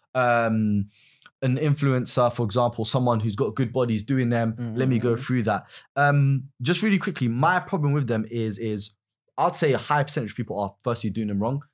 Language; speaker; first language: English; native; English